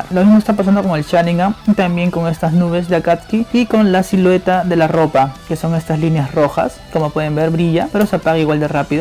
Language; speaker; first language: Spanish; native; Spanish